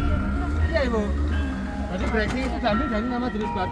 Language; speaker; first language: Indonesian; native; Indonesian